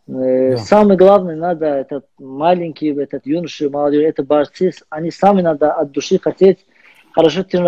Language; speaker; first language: Russian; non-native, learner; Azerbaijani